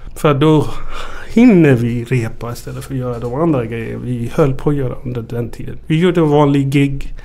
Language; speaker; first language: Swedish; early bilingual, other home language; Amharic